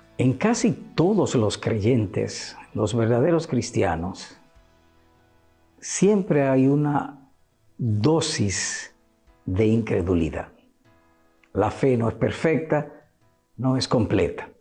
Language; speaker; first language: Spanish; native; Spanish